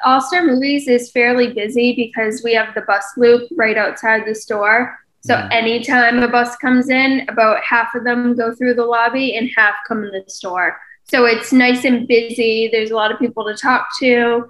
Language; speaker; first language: English; native; English